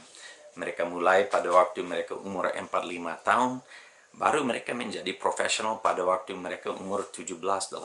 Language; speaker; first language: Indonesian; non-native, fluent; English